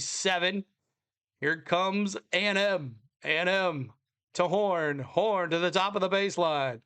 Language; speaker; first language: English; native; English